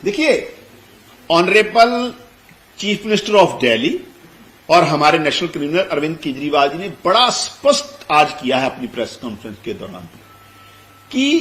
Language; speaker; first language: Hindi; non-native, local second language; Punjabi